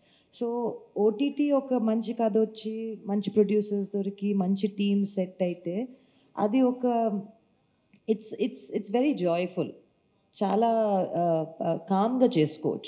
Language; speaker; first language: Telugu; native; Telugu